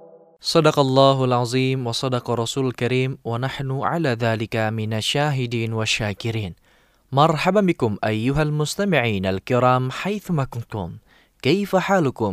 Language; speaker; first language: Arabic; non-native, fluent; Indonesian